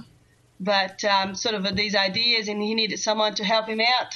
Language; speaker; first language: English; non-native, fluent; Portuguese